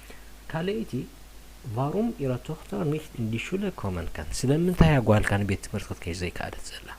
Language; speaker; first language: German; non-native, fluent; Tigrinya